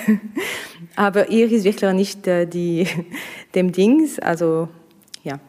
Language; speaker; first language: German; non-native, fluent; Russian